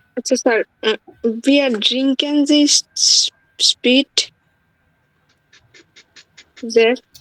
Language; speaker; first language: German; non-native, learner; Bangla